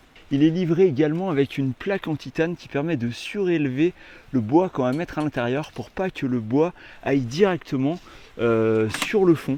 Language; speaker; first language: French; native; French